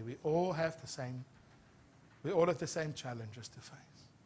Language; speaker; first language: English; non-native, local second language; Afrikaans